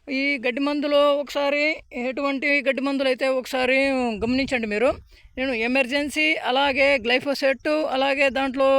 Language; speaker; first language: Telugu; non-native, local second language; Urdu